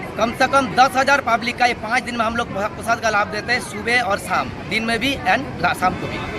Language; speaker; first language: Hindi; non-native, local second language; Bangla